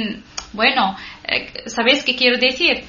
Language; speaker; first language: Spanish; non-native, learner; Arabic